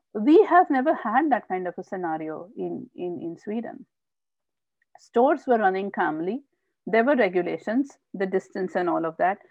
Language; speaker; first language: English; non-native, local second language; Hindi